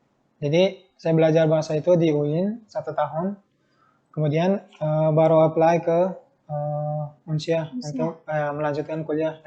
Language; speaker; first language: Indonesian; non-native, fluent; Turkmen